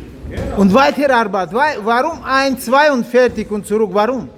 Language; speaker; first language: German; non-native, learner; Tajik